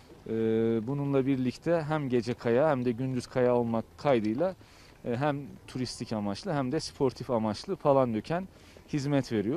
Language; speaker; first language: Turkish; native; Turkish